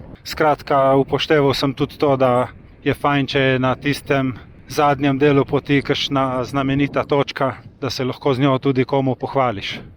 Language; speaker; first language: Slovenian; native; Slovenian